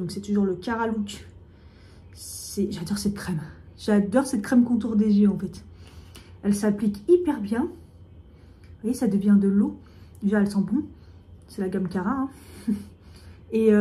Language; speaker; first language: French; native; French